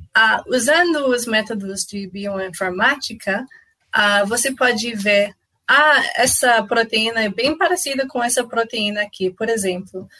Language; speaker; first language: Portuguese; non-native, fluent; English